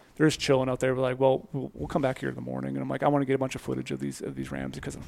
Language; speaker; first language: English; native; English